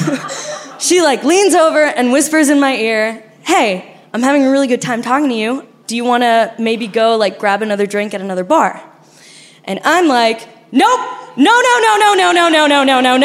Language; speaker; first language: English; non-native, fluent; Spanish